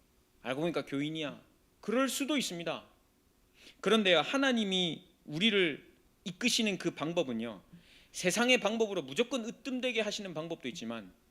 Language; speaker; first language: Korean; native; Korean